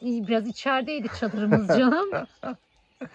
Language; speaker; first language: Turkish; native; Turkish